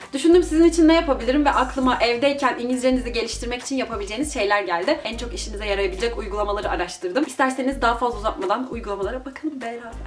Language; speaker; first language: Turkish; native; Turkish